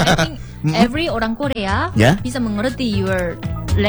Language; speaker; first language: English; non-native, learner; Korean